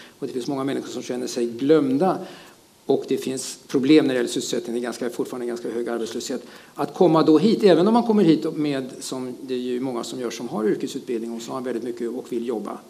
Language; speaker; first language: Swedish; early bilingual, other home language; German